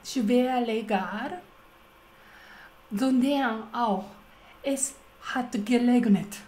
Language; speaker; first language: German; non-native, learner; Japanese